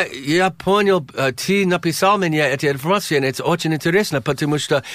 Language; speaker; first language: Russian; non-native, learner; English